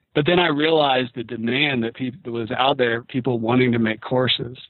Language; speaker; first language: English; native; English